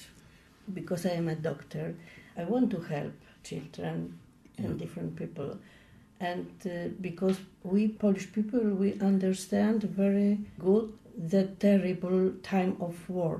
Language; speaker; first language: English; non-native, learner; Polish